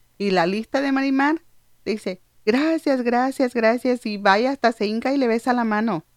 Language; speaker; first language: Spanish; native; Spanish